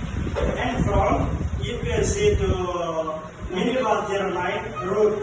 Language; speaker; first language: English; non-native, learner; Tetum